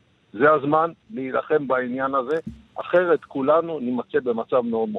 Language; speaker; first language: Hebrew; native; Hebrew